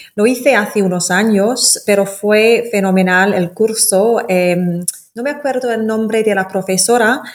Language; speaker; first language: Spanish; non-native, fluent; English